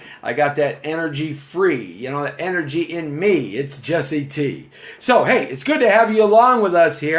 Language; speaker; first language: English; native; English